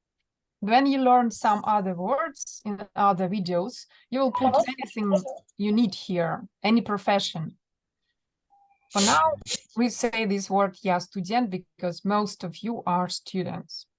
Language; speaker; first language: English; non-native, fluent; Russian